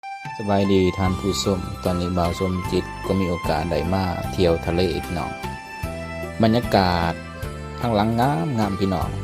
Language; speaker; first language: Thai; non-native, local second language; Lao